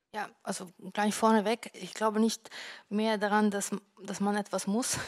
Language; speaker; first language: German; non-native, fluent; Ukrainian